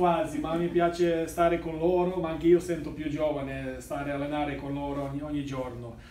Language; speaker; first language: Italian; non-native, learner; Serbian